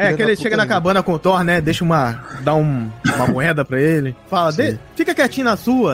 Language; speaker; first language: Portuguese; native; Portuguese